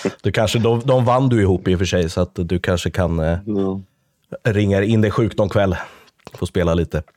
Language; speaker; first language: Swedish; native; Swedish